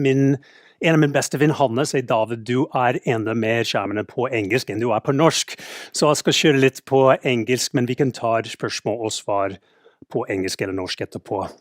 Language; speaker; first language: Norwegian; non-native, fluent; English